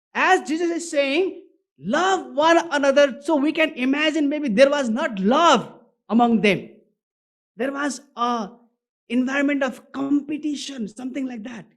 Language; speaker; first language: English; non-native, local second language; Nepali